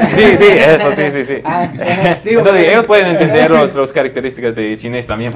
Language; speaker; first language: Spanish; non-native, fluent; English